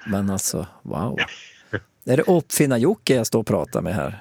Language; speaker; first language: Swedish; native; Swedish